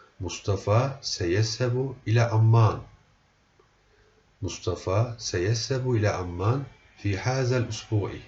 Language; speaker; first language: Arabic; non-native, fluent; Turkish